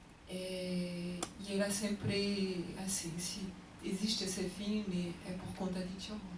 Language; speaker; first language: Portuguese; non-native, fluent; French